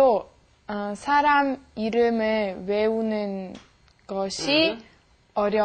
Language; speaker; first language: Korean; non-native, learner; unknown